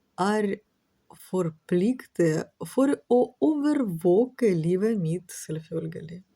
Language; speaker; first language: Norwegian; non-native, learner; Ukrainian